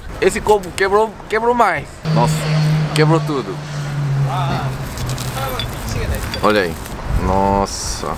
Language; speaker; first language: Portuguese; non-native, learner; Korean